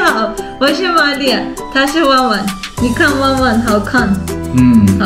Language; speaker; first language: Chinese; non-native, learner; Armenian